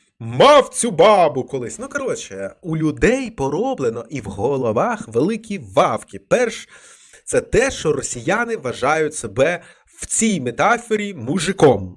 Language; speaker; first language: Ukrainian; non-native, local second language; Russian